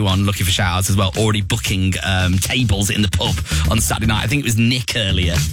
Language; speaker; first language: English; native; English